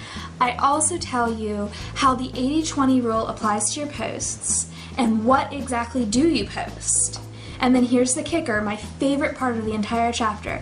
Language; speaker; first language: English; native; English